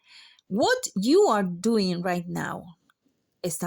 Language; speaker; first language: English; non-native, fluent; Spanish